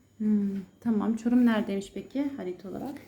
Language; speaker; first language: Turkish; native; Turkish